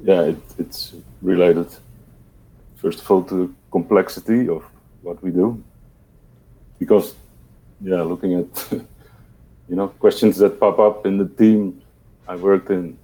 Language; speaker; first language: English; non-native, fluent; Dutch